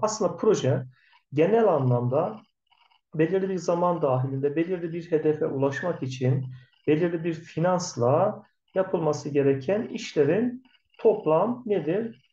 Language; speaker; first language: Turkish; native; Turkish